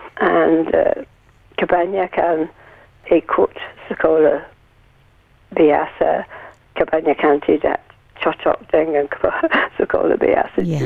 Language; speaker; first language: Indonesian; non-native, learner; English